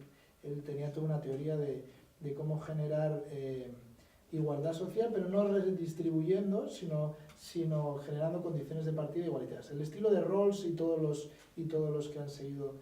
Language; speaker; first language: Spanish; native; Spanish